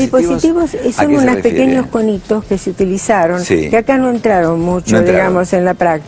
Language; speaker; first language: Spanish; native; Spanish